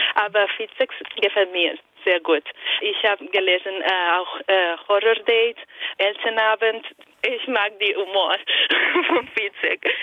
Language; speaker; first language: German; non-native, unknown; Italian